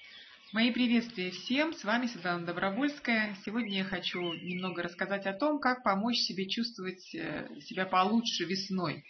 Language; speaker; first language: Russian; native; Russian